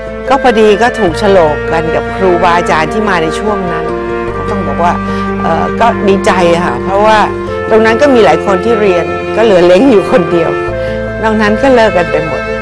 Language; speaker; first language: Thai; native; Thai